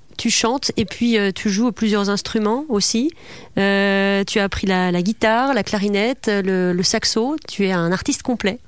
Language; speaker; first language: French; native; French